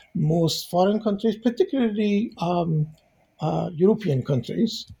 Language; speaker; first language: English; non-native, fluent; Persian